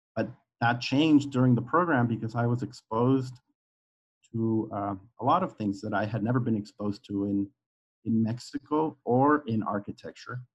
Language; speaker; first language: English; non-native, fluent; Spanish